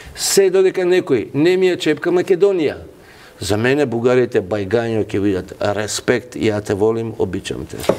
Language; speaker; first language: Macedonian; non-native, local second language; Albanian